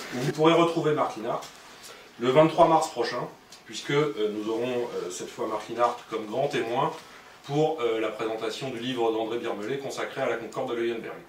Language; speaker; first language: French; native; French